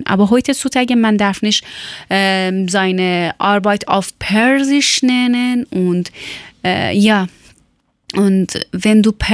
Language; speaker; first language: German; non-native, fluent; Persian